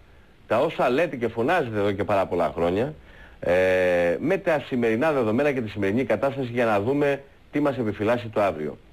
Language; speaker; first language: Greek; native; Greek